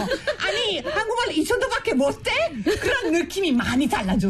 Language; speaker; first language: Korean; non-native, fluent; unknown